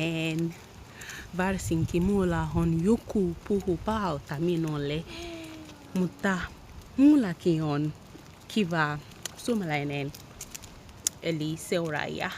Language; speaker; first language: Finnish; non-native, learner; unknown